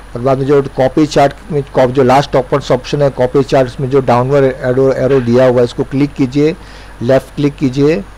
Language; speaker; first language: Hindi; non-native, local second language; Gujarati